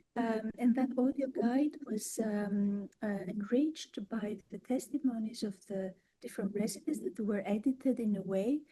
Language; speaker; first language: English; non-native, fluent; Greek